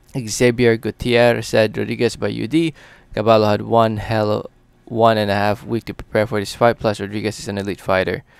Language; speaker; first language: English; early bilingual, other home language; Filipino